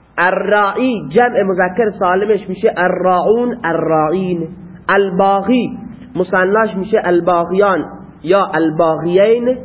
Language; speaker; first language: Persian; non-native, local second language; Baluchi